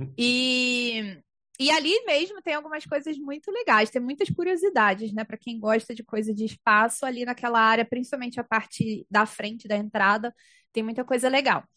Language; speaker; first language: Portuguese; native; Portuguese